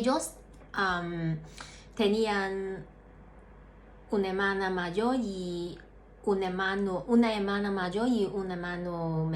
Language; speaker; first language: Spanish; non-native, learner; Cantonese